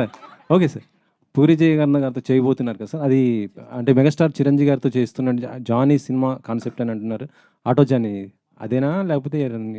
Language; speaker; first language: Telugu; native; Telugu